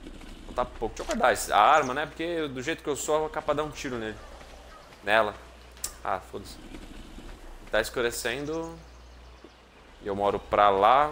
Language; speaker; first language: Portuguese; native; Portuguese